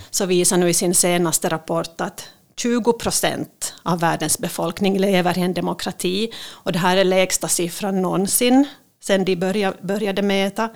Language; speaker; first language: Swedish; native; Swedish